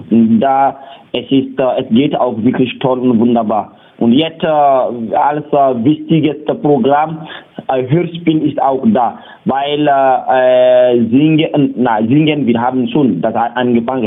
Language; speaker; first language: German; non-native, learner; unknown